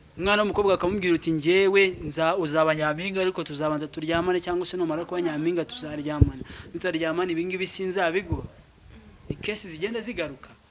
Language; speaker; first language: Kinyarwanda; native; Kinyarwanda